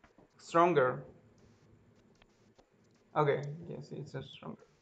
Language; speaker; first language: English; non-native, learner; Spanish